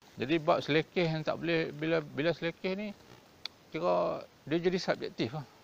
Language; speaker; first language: Malay; native; Malay